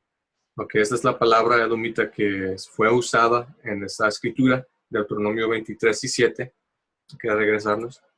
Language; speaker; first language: Spanish; early bilingual, heritage; Spanish